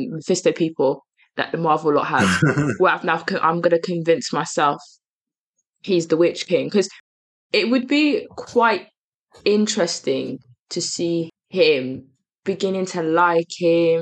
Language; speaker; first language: English; native; English